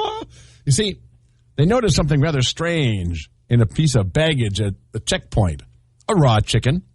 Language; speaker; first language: English; native; English